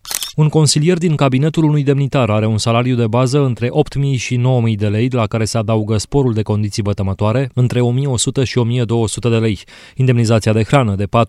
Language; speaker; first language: Romanian; native; Romanian